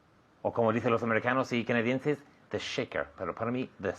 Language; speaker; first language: Spanish; non-native, fluent; English